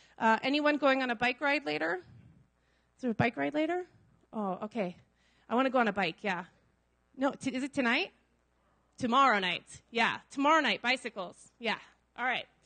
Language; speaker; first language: English; native; English